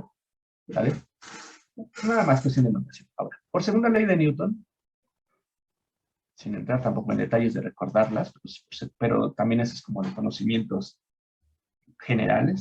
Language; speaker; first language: Spanish; native; Spanish